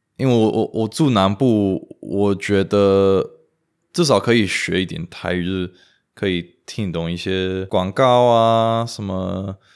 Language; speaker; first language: Chinese; non-native, fluent; Romanian